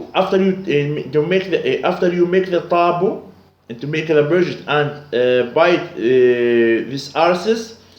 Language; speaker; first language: English; non-native, learner; Arabic